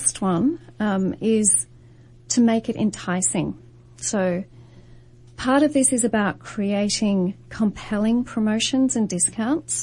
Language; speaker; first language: English; native; English